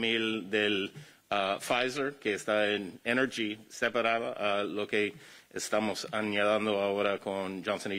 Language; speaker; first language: Spanish; non-native, fluent; English